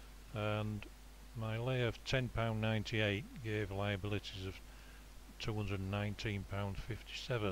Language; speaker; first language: English; native; English